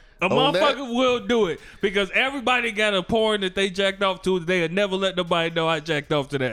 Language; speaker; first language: English; native; English